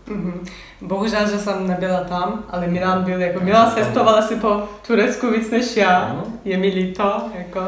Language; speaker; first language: Czech; non-native, learner; Turkish